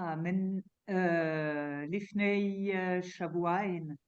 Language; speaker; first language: Hebrew; non-native, learner; French